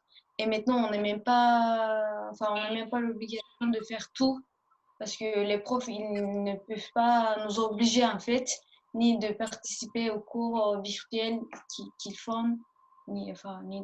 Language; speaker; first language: French; early bilingual, other home language; Turkish